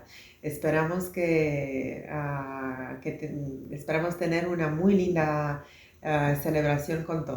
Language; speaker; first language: Spanish; non-native, fluent; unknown